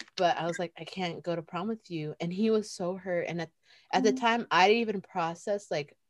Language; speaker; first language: English; native; English